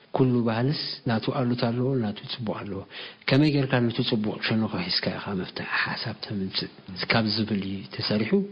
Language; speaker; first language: Tigrinya; non-native, local second language; Afar